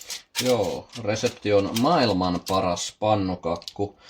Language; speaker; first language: Finnish; non-native, fluent; Filipino